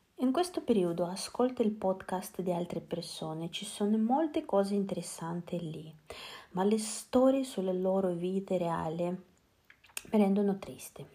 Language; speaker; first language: Italian; non-native, learner; Russian